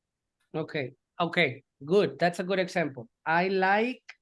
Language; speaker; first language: English; non-native, fluent; Spanish